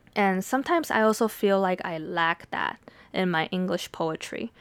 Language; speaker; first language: English; early bilingual, other home language; Chinese